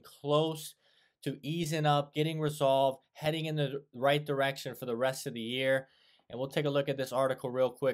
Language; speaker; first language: English; native; English